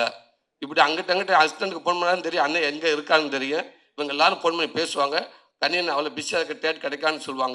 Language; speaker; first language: Tamil; native; Tamil